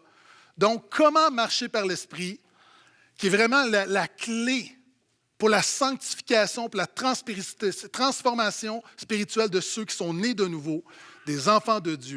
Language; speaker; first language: French; native; French